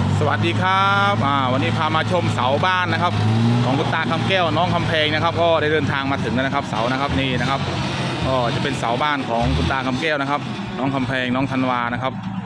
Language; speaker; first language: Thai; non-native, local second language; Northeastern Thai